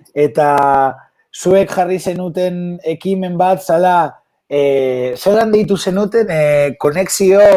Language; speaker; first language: Basque; non-native, local second language; Spanish